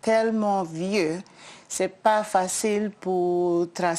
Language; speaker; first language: French; non-native, learner; English